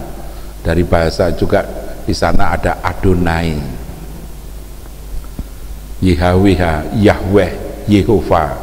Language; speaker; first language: Indonesian; native; Indonesian